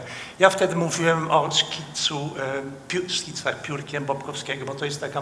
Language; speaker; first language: Polish; non-native, fluent; Dutch